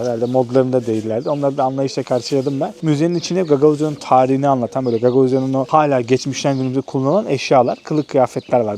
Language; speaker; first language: Turkish; native; Turkish